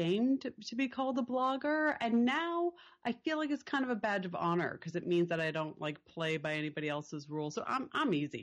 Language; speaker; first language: English; native; English